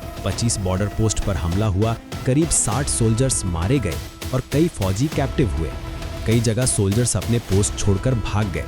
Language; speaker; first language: Hindi; native; Hindi